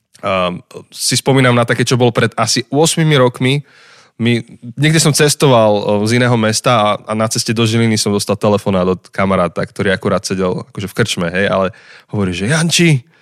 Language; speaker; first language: Slovak; native; Slovak